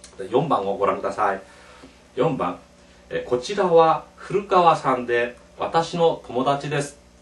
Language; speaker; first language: Japanese; non-native, fluent; Korean